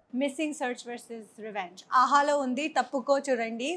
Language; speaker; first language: Telugu; non-native, learner; English